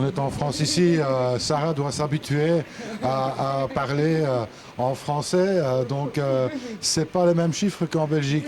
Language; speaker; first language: French; native; French